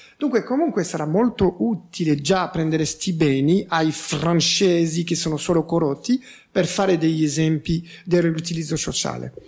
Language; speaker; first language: Italian; non-native, fluent; French